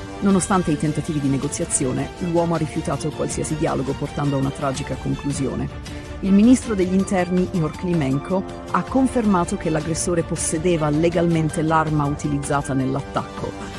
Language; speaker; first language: Italian; native; Italian